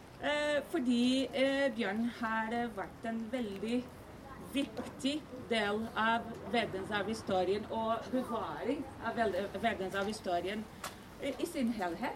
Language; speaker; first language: Norwegian; non-native, fluent; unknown